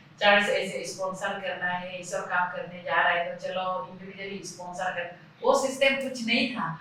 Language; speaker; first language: Hindi; non-native, local second language; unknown